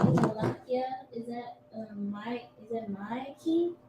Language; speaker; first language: English; native; English